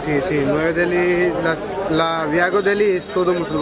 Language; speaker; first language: Spanish; non-native, learner; Hindi